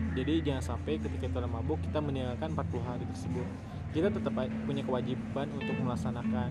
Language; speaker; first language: Indonesian; native; Indonesian